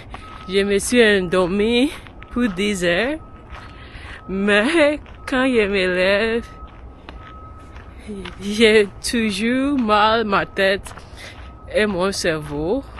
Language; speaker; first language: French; non-native, learner; English